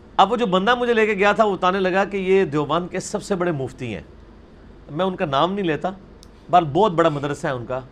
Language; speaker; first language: Urdu; non-native, local second language; Punjabi